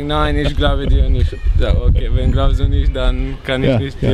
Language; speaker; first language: German; non-native, learner; Kurdish